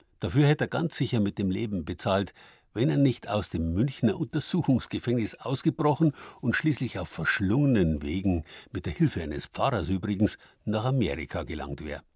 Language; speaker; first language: German; native; German